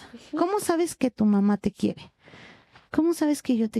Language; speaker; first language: Spanish; native; Spanish